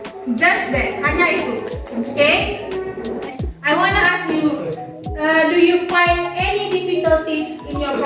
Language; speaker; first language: English; non-native, fluent; Indonesian